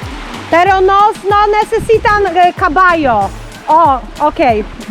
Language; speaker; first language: Spanish; non-native, learner; Polish